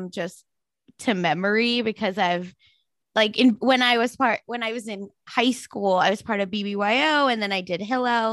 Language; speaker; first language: English; non-native, local second language; Marathi